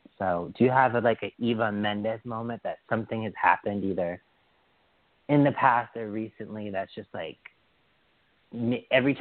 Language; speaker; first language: English; native; English